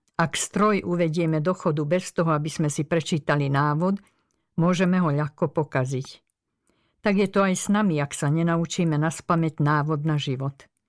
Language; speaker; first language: Slovak; early bilingual, other home language; Hungarian